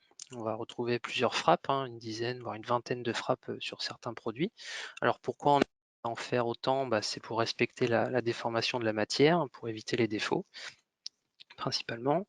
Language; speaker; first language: French; native; French